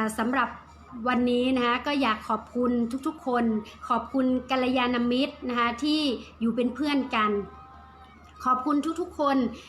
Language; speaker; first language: Thai; native; Thai